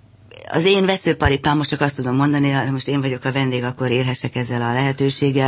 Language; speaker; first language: Hungarian; native; Hungarian